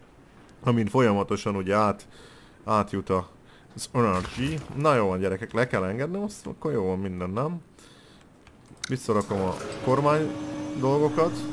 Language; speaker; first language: Hungarian; native; Hungarian